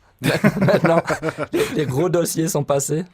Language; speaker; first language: French; native; French